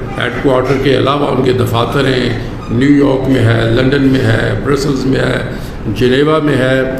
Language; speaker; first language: Urdu; non-native, local second language; Pahari-Potwari